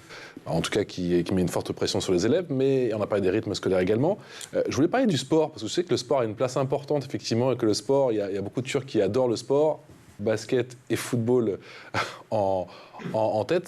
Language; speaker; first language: French; native; French